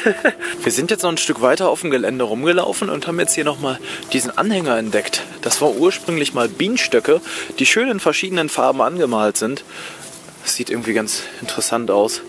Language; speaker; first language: German; native; German